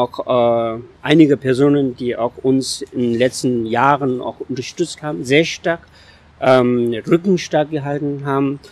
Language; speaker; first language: German; non-native, fluent; Tibetan